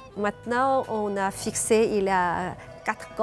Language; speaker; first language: French; non-native, learner; Chinese